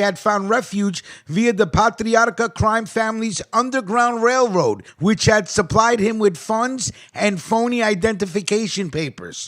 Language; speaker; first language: English; native; English